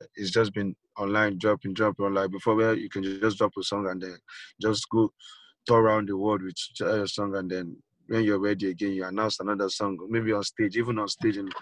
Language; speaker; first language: English; non-native, local second language; Yoruba